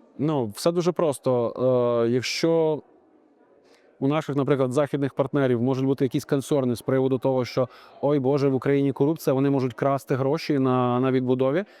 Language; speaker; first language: Ukrainian; native; Ukrainian